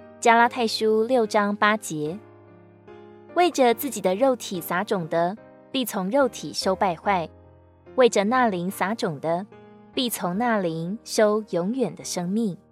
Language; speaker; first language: Chinese; native; Chinese